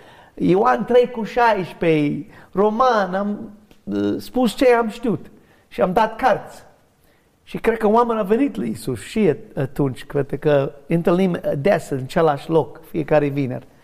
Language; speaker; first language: Romanian; non-native, learner; English